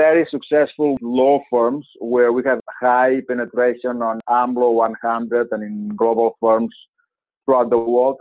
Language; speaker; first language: English; non-native, fluent; Spanish